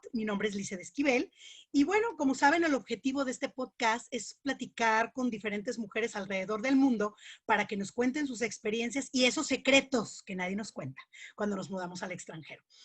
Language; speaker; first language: Spanish; native; Spanish